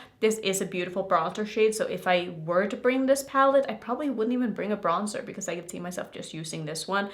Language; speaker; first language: English; native; English